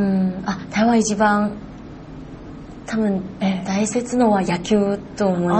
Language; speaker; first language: Japanese; non-native, learner; Chinese